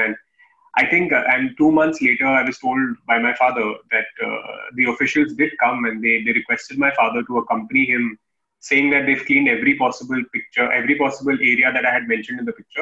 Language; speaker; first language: English; non-native, local second language; Hindi